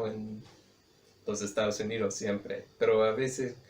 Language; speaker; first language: Spanish; non-native, fluent; English